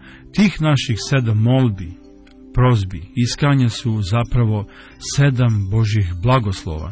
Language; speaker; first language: Serbian; native; Serbian